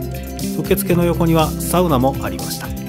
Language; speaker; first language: Japanese; native; Japanese